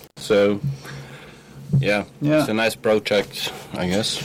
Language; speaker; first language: English; non-native, fluent; Spanish